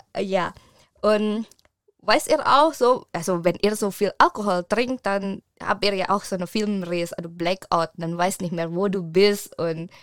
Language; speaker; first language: German; non-native, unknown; Indonesian